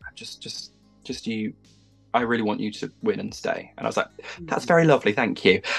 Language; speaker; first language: English; native; English